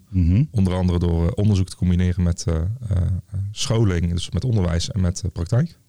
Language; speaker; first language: Dutch; native; Dutch